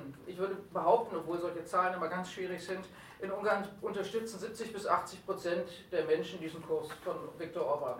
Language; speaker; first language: German; native; German